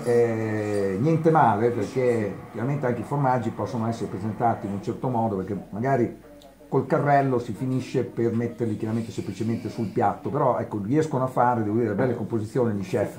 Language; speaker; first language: Italian; native; Italian